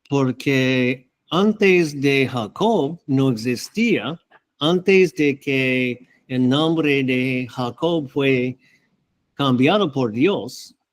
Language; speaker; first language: Spanish; non-native, fluent; English